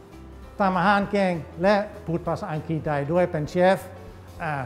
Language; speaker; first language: Thai; non-native, fluent; Dutch